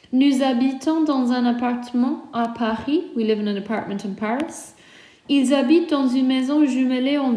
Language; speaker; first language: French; non-native, fluent; English